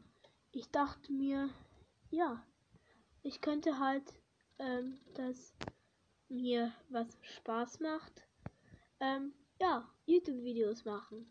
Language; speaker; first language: German; early bilingual, other home language; Hungarian